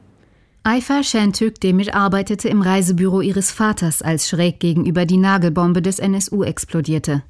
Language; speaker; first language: German; native; German